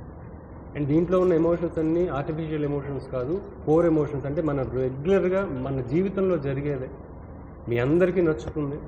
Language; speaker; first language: Telugu; native; Telugu